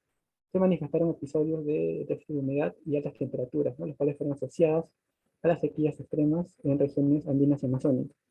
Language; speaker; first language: Spanish; native; Spanish